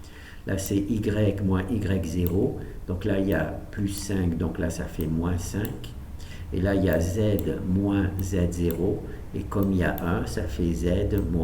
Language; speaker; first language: French; native; French